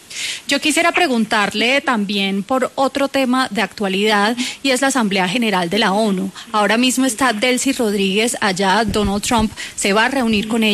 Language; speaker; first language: Spanish; native; Spanish